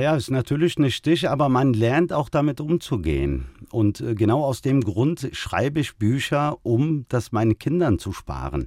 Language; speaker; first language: German; early bilingual, other home language; Turkish